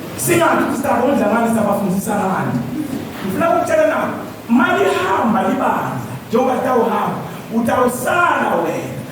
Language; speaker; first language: Zulu; non-native, local second language; Swati